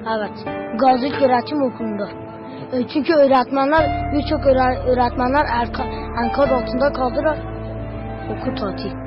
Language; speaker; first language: Turkish; non-native, local second language; Kurdish